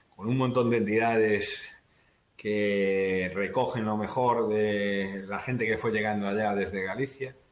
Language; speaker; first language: Spanish; native; Spanish